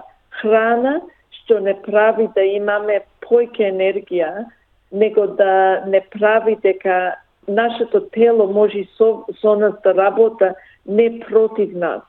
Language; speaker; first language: Macedonian; early bilingual, heritage; Macedonian